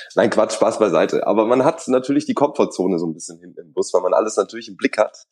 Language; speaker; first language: German; native; German